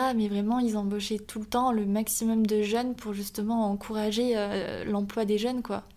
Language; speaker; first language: French; native; French